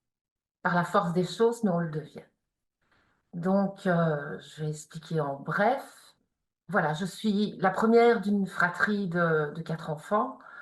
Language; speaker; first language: French; native; French